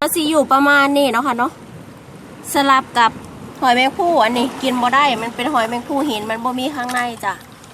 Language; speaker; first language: Thai; native; Thai